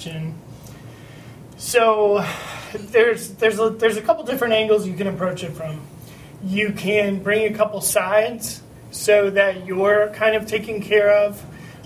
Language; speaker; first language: English; native; English